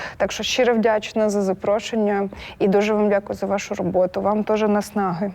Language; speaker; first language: Ukrainian; non-native, local second language; Russian